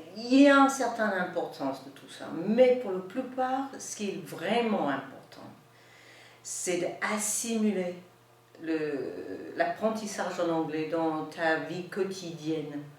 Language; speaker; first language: French; non-native, learner; English